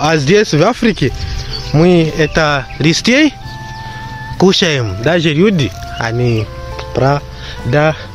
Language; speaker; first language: Russian; non-native, learner; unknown